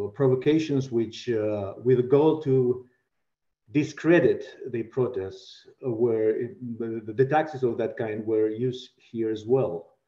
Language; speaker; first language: English; non-native, fluent; Russian